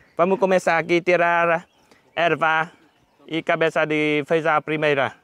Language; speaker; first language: Portuguese; non-native, learner; Vietnamese